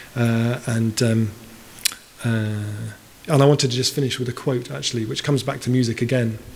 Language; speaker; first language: English; native; English